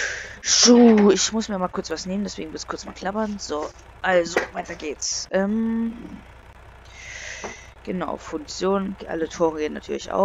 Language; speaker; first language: German; native; German